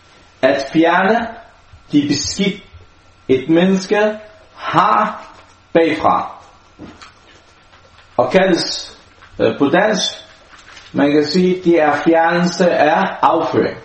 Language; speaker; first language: Danish; non-native, local second language; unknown